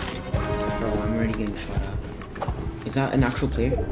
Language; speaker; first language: English; native; English